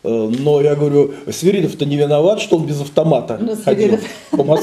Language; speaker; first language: Russian; native; Russian